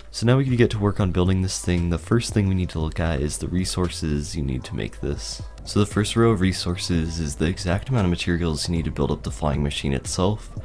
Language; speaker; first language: English; native; English